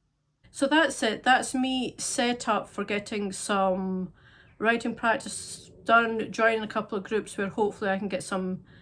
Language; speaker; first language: English; native; English